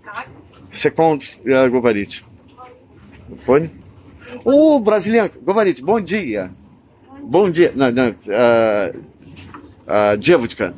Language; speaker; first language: Russian; non-native, learner; Portuguese